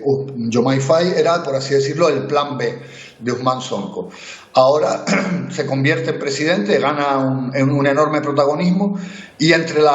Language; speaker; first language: Spanish; native; Spanish